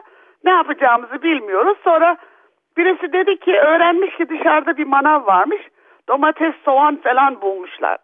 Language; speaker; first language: Turkish; early bilingual, other home language; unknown